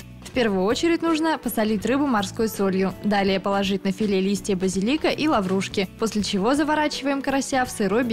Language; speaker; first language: Russian; native; Russian